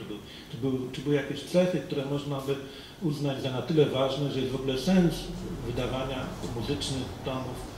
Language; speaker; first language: Polish; native; Polish